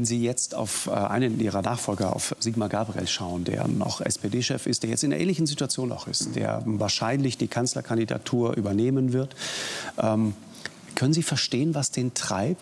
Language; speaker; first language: German; native; German